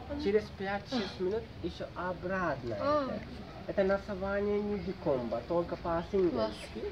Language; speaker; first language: Russian; non-native, learner; Sinhala